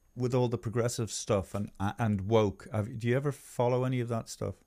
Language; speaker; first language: English; native; English